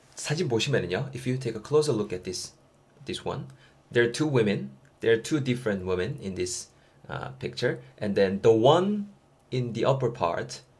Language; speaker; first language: English; non-native, fluent; Korean